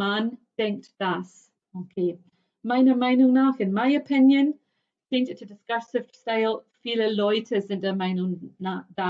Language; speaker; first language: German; non-native, fluent; English